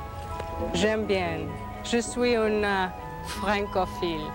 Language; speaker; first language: French; non-native, learner; English